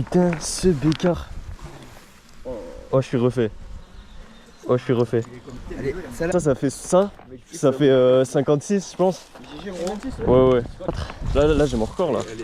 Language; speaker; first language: French; native; French